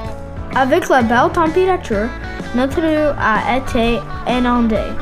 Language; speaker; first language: French; non-native, learner; English